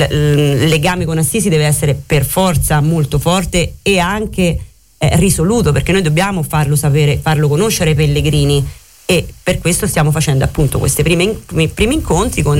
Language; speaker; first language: Italian; native; Italian